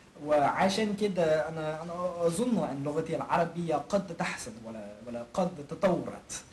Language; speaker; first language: Arabic; non-native, fluent; English